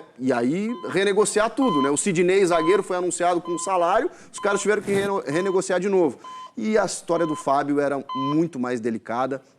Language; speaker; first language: Portuguese; native; Portuguese